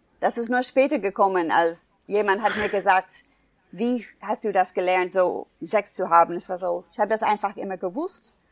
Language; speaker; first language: German; non-native, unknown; English